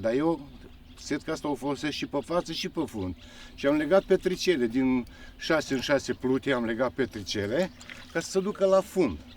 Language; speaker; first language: Romanian; native; Romanian